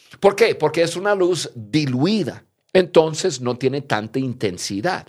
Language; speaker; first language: Spanish; early bilingual, heritage; English